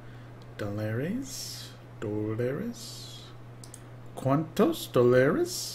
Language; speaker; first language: Spanish; non-native, learner; English